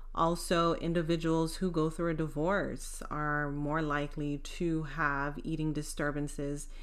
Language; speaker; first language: English; native; English